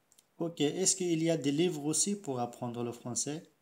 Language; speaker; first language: French; non-native, learner; Pashto